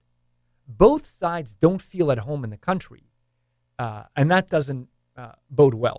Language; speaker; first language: English; native; English